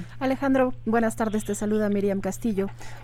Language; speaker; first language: Spanish; native; Spanish